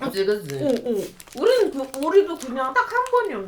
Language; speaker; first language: Korean; non-native, fluent; Indonesian